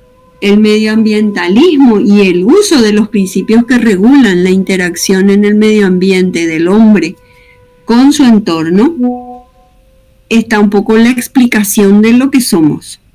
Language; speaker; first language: Spanish; native; Spanish